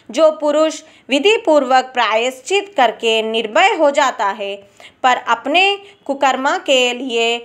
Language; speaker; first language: Hindi; non-native, local second language; Telugu